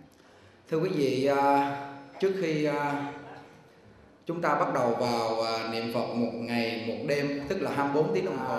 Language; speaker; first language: Vietnamese; native; Vietnamese